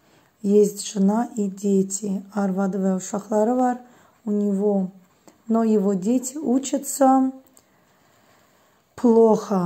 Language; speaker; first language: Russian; non-native, fluent; Azerbaijani